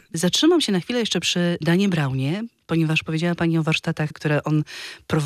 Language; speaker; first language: Polish; native; Polish